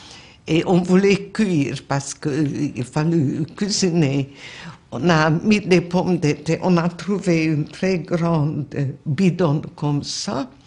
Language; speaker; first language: French; non-native, fluent; Hungarian